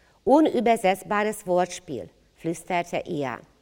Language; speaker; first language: German; non-native, fluent; Hungarian